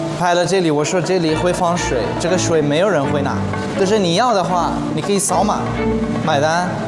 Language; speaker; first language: Chinese; non-native, fluent; Arabic